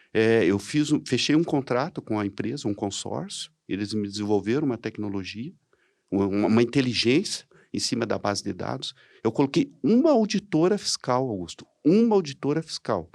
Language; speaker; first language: Portuguese; native; Portuguese